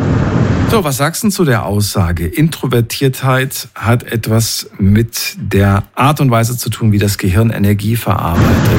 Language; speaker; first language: German; native; German